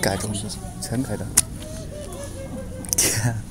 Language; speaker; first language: Chinese; native; Chinese